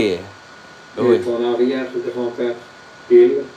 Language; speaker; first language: French; non-native, fluent; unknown